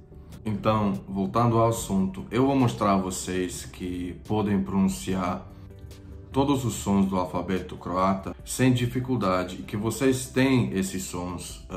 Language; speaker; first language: Portuguese; non-native, fluent; Croatian